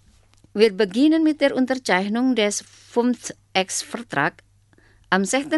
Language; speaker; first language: German; non-native, fluent; Indonesian